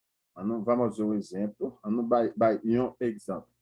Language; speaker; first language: Portuguese; non-native, learner; Haitian Creole